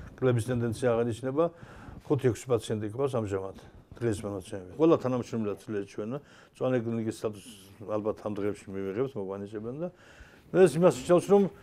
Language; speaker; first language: Georgian; native; Georgian